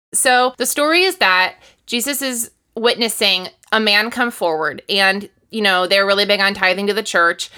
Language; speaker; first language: English; native; English